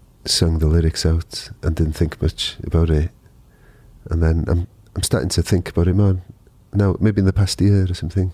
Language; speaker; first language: English; non-native, local second language; Welsh